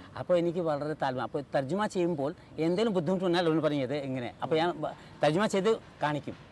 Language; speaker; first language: Malayalam; non-native, local second language; Hindi